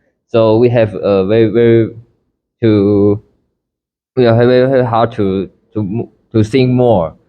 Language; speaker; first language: English; non-native, learner; Chinese